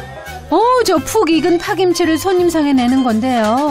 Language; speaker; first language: Korean; native; Korean